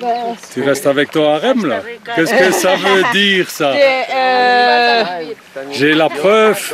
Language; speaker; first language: French; native; French